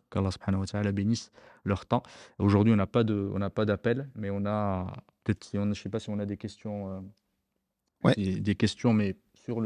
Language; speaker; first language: French; native; French